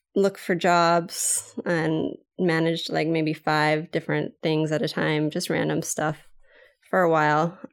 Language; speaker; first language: English; native; English